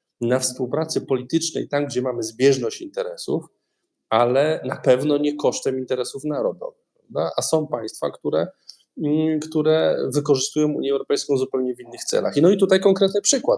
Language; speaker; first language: Polish; native; Polish